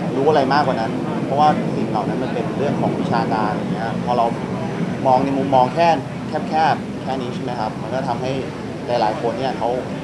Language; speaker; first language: Thai; native; Thai